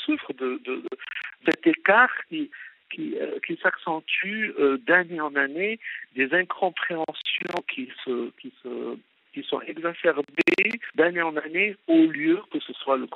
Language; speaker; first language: French; non-native, local second language; Arabic